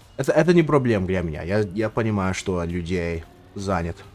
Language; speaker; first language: Russian; non-native, learner; English